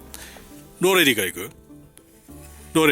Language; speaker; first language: Japanese; native; Japanese